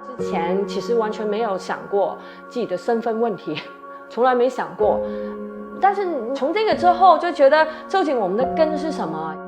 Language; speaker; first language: Chinese; non-native, local second language; Cantonese